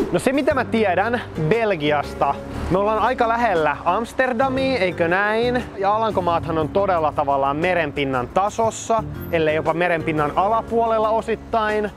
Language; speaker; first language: Finnish; native; Finnish